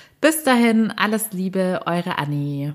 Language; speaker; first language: German; early bilingual, other home language; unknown